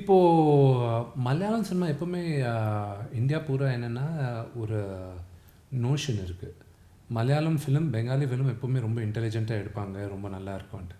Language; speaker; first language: Tamil; non-native, local second language; Telugu